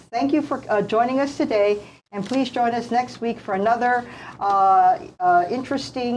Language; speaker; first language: English; native; English